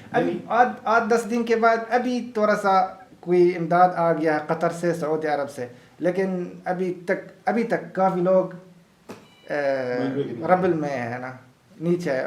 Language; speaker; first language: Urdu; non-native, learner; Arabic